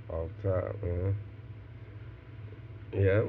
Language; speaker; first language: English; native; English